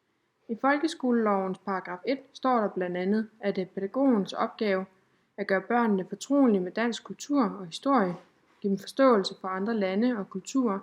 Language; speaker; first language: Danish; native; Danish